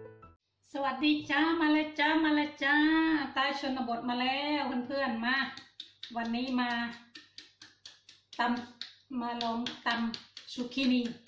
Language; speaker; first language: Thai; non-native, local second language; Northeastern Thai